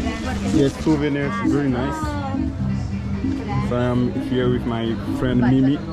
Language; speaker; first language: English; non-native, fluent; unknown